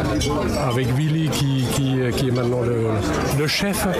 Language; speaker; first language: French; non-native, fluent; German